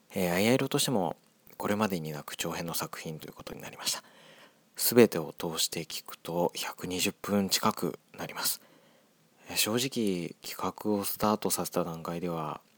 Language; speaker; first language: Japanese; native; Japanese